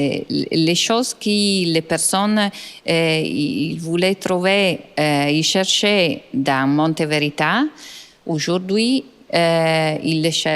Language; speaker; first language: French; non-native, fluent; Italian